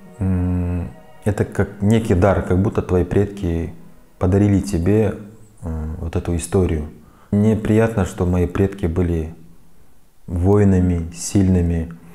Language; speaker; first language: Russian; non-native, local second language; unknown